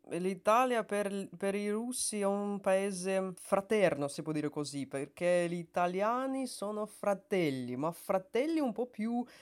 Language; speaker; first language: Italian; non-native, learner; Russian